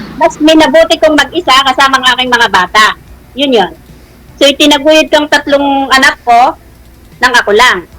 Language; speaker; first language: Filipino; native; Filipino